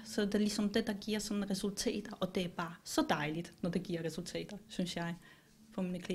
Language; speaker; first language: Danish; non-native, fluent; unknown